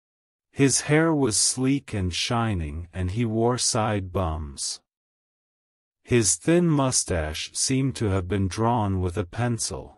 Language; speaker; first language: English; non-native, local second language; Urdu